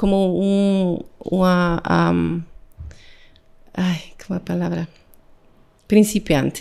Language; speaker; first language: Portuguese; non-native, learner; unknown